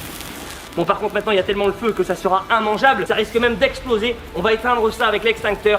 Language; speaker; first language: French; native; French